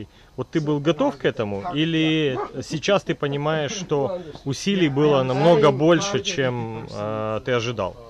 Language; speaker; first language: Russian; native; Russian